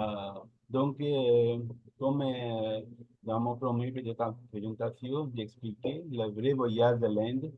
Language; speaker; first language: French; non-native, learner; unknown